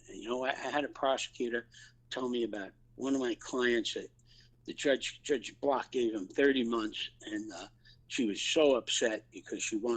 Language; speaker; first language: English; native; English